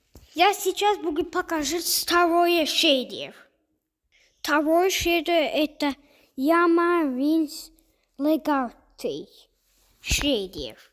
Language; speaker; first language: Russian; non-native, learner; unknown